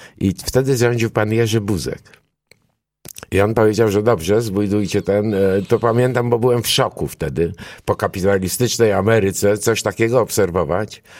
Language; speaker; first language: Polish; early bilingual, other home language; Greek